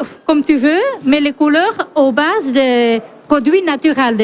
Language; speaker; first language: French; non-native, fluent; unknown